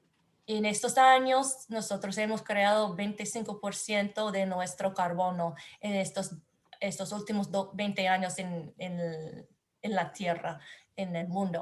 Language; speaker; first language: Spanish; non-native, learner; English